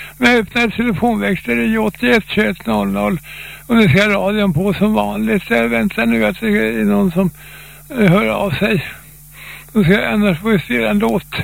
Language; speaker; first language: Swedish; native; Swedish